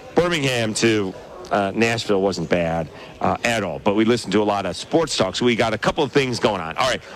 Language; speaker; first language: English; native; English